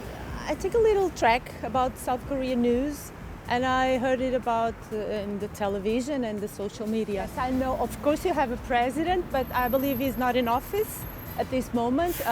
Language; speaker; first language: English; non-native, fluent; Portuguese